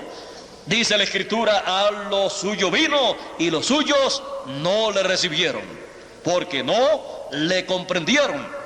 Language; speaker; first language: Spanish; native; Spanish